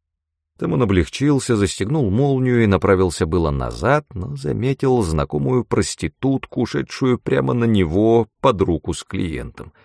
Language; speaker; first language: Russian; native; Russian